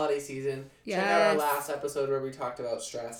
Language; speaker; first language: English; native; English